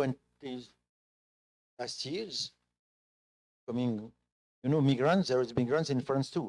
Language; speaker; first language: English; non-native, fluent; French